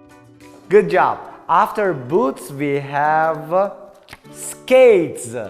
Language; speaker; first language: English; non-native, learner; Tajik